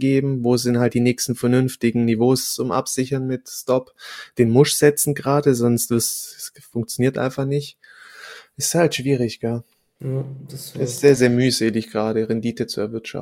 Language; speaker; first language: German; native; German